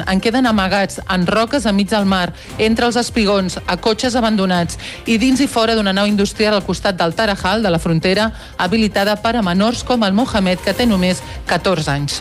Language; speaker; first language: Catalan; native; Catalan